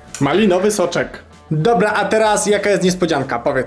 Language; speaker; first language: Polish; native; Polish